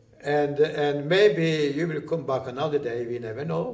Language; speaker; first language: English; non-native, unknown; Norwegian